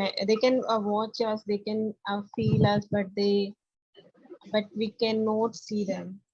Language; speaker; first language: English; non-native, learner; Hindi